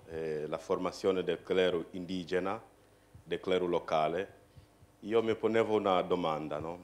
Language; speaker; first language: Italian; non-native, fluent; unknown